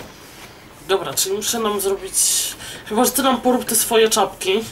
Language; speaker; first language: Polish; native; Polish